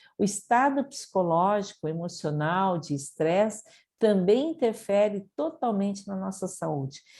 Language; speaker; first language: Portuguese; early bilingual, other home language; Japanese